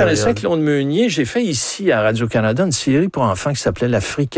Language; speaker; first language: French; native; French